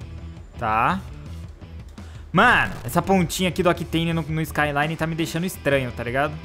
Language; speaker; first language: Portuguese; native; Portuguese